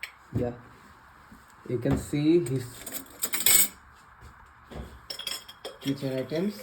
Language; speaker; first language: English; non-native, local second language; Bangla